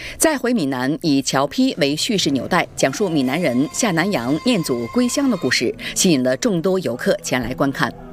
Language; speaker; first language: Chinese; native; Chinese